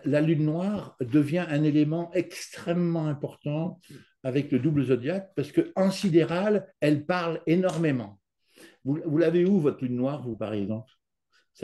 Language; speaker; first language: French; native; French